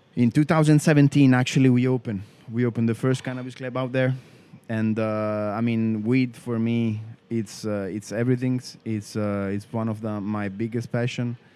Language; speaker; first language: English; non-native, learner; Italian